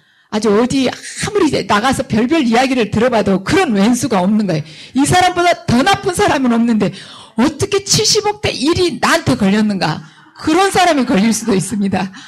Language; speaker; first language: Korean; native; Korean